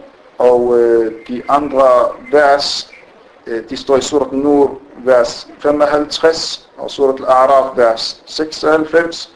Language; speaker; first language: Danish; non-native, fluent; Arabic